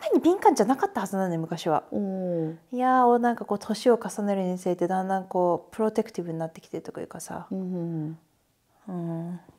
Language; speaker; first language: Japanese; native; Japanese